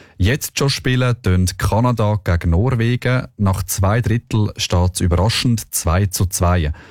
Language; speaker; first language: German; native; German